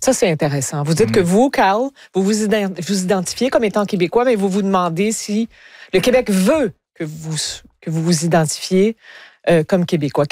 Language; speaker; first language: French; native; French